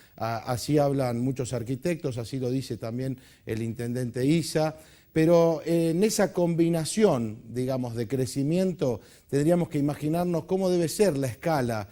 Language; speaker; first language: Spanish; native; Spanish